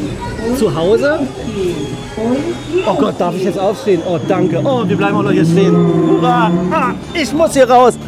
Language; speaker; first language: German; native; German